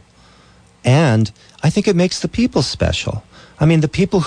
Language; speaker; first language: English; native; English